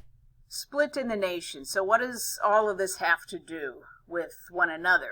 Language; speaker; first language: English; native; English